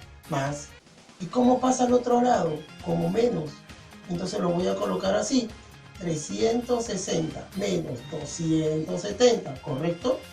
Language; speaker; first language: Spanish; native; Spanish